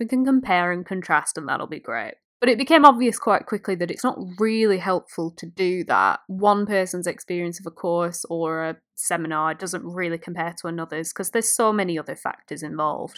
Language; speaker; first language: English; native; English